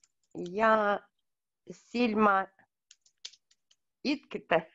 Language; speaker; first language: Finnish; non-native, learner; Russian